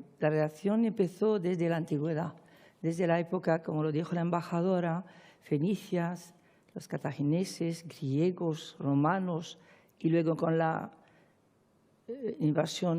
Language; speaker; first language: Spanish; non-native, fluent; Arabic